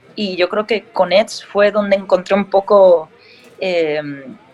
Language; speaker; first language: Spanish; native; Spanish